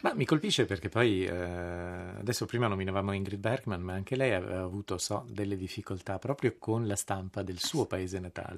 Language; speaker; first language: Italian; native; Italian